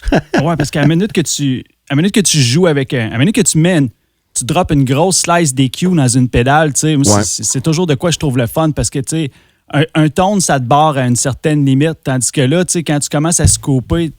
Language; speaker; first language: French; native; French